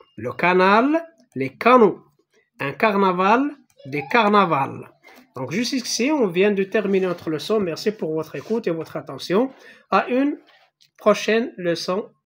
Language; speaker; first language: French; non-native, local second language; Arabic